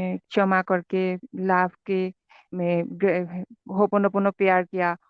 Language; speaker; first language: Hindi; non-native, local second language; Assamese